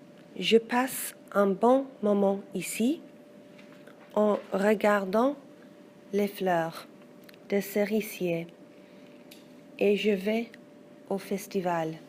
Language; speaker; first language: French; non-native, learner; English